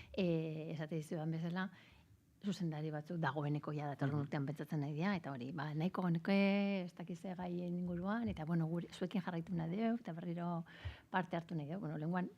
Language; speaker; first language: Basque; native; Basque